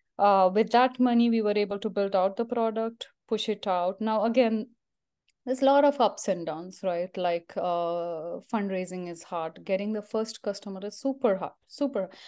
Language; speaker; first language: English; non-native, local second language; Marathi